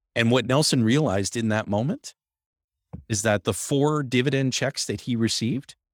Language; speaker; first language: English; native; English